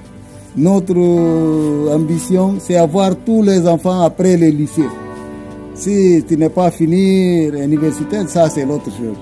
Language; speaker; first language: French; non-native, fluent; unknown